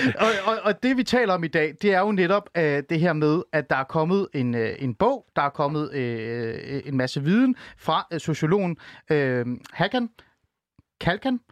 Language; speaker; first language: Danish; early bilingual, other home language; Persian